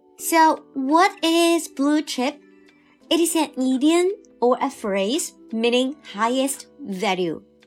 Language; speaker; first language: English; non-native, fluent; Chinese